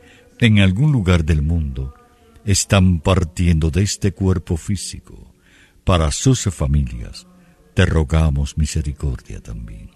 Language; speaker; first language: Spanish; native; Spanish